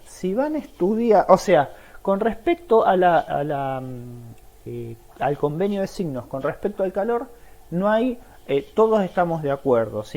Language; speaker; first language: Spanish; native; Spanish